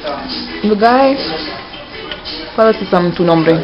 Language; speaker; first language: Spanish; non-native, learner; English